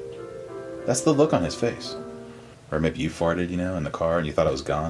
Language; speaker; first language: English; native; English